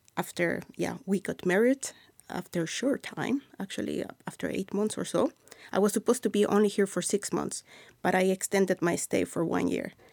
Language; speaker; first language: English; non-native, fluent; Spanish